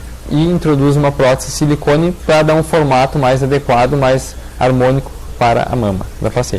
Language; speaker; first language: Portuguese; native; Portuguese